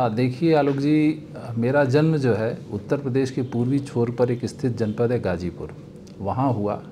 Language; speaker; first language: Hindi; native; Hindi